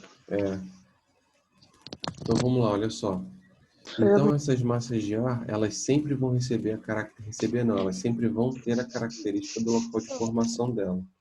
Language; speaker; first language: Portuguese; native; Portuguese